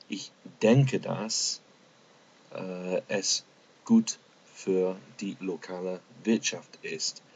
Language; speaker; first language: German; non-native, fluent; English